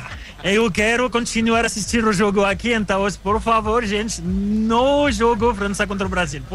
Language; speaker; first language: Portuguese; non-native, fluent; French